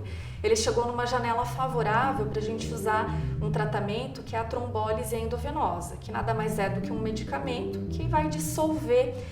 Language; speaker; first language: Portuguese; native; Portuguese